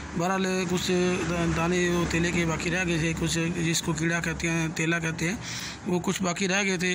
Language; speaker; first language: Hindi; non-native, local second language; Punjabi